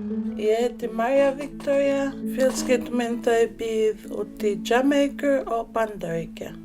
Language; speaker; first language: Icelandic; non-native, learner; English